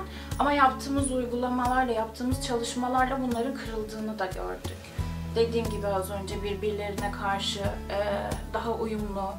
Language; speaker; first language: Turkish; native; Turkish